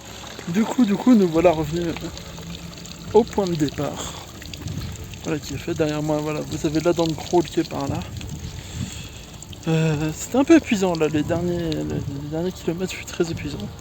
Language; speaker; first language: French; native; French